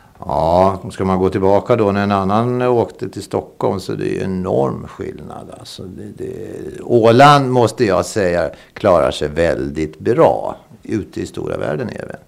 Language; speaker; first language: Swedish; native; Swedish